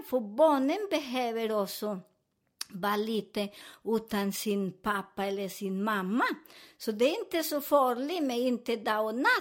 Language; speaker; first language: Swedish; non-native, learner; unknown